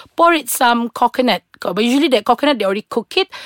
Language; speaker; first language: English; non-native, local second language; Malay